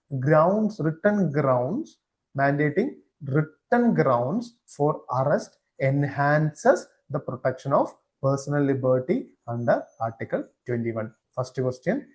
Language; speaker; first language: English; non-native, local second language; Malayalam